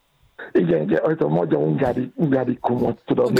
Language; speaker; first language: Hungarian; non-native, fluent; Yoruba